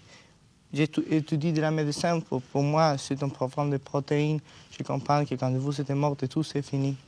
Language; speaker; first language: French; non-native, learner; Spanish